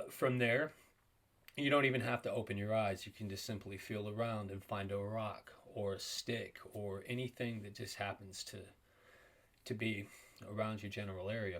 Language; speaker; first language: English; native; English